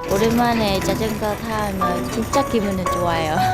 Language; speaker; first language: Korean; non-native, learner; Vietnamese